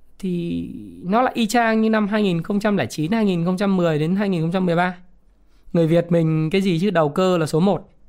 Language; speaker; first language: Vietnamese; native; Vietnamese